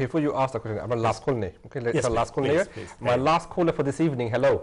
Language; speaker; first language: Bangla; early bilingual, heritage; Sylheti